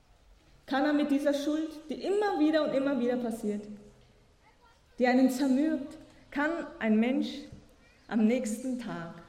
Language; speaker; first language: German; native; German